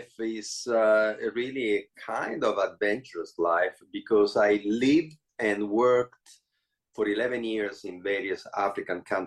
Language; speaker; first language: English; non-native, fluent; Italian